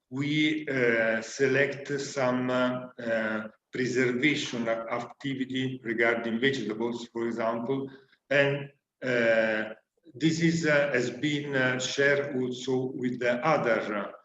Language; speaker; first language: English; non-native, learner; Italian